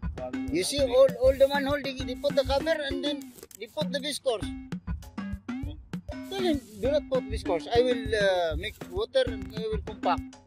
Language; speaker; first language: English; non-native, learner; Filipino